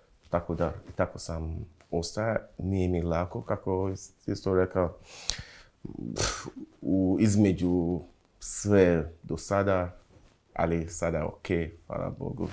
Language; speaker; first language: Serbian; non-native, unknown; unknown